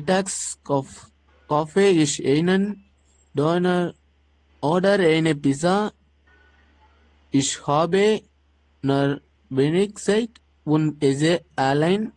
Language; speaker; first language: German; non-native, learner; Tamil